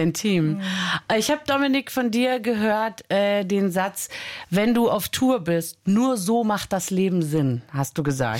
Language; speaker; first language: German; native; German